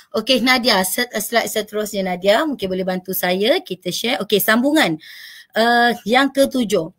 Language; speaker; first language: Malay; native; Malay